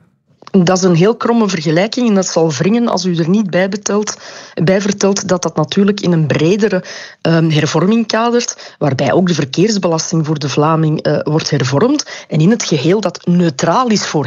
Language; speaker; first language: Dutch; native; Dutch